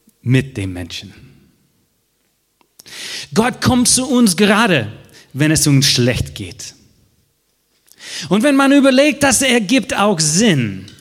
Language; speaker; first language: German; non-native, fluent; English